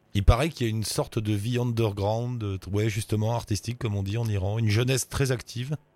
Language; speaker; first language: French; native; French